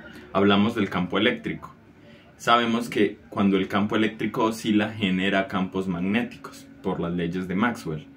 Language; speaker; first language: Spanish; native; Spanish